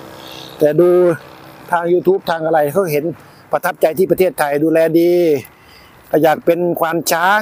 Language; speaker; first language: Thai; native; Thai